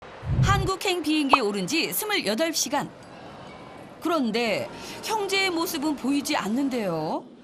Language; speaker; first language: Korean; native; Korean